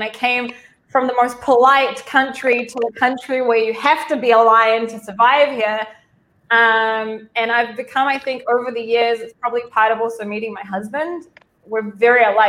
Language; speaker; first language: English; native; English